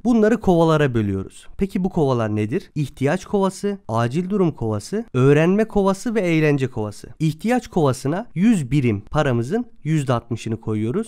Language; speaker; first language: Turkish; native; Turkish